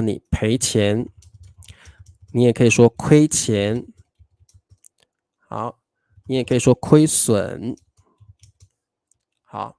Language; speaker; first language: Chinese; native; Chinese